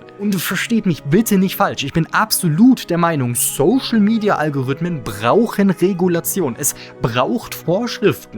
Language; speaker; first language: German; native; German